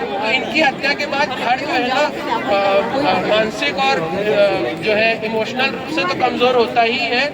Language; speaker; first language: Hindi; native; Hindi